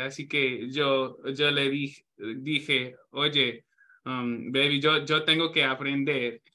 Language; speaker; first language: Spanish; non-native, learner; English